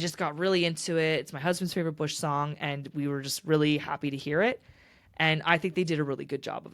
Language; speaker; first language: English; native; English